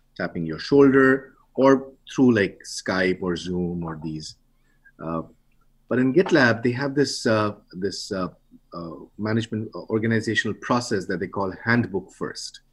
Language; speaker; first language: English; non-native, local second language; Bangla